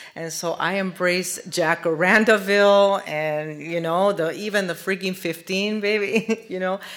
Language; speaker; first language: English; early bilingual, other home language; Spanish